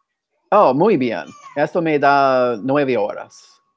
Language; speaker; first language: Spanish; non-native, fluent; English